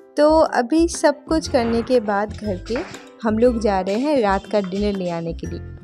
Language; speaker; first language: Hindi; non-native, local second language; Bangla